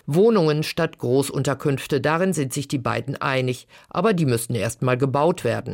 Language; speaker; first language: German; native; German